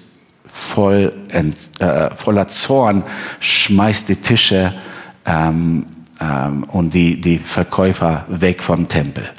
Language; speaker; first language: German; non-native, fluent; Albanian